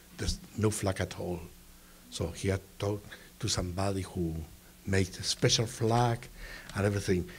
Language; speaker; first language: English; non-native, fluent; Spanish